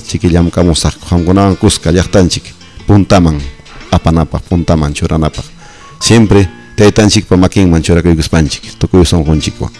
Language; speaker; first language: Spanish; non-native, local second language; Quechua